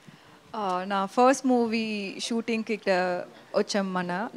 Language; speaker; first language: Telugu; non-native, learner; Tamil